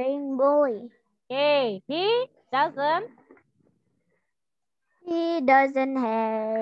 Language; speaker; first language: English; non-native, learner; Indonesian